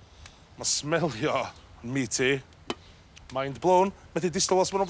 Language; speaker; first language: Welsh; native; Welsh